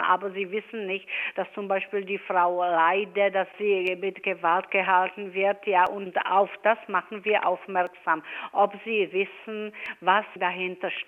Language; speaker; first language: German; non-native, fluent; Czech